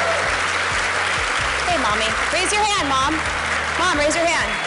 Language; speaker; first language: English; native; English